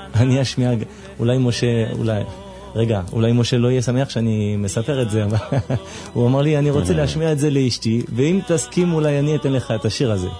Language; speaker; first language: Hebrew; non-native, fluent; French